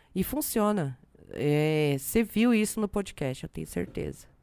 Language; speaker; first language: Portuguese; native; Portuguese